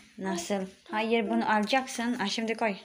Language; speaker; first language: Turkish; non-native, learner; Filipino